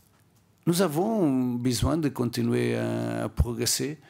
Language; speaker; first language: French; non-native, learner; Portuguese